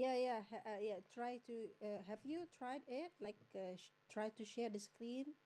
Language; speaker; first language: English; non-native, fluent; Indonesian